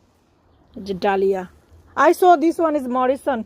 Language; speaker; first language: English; non-native, learner; Bangla